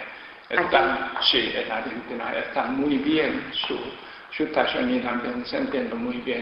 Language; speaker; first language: Spanish; non-native, learner; Korean